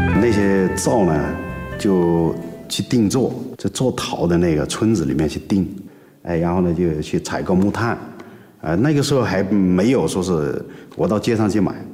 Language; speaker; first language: Chinese; non-native, local second language; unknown